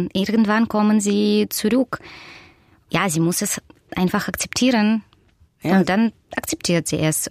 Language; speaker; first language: German; non-native, fluent; Russian